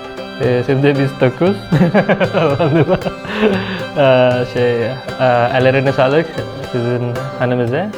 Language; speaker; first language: Turkish; non-native, learner; Indonesian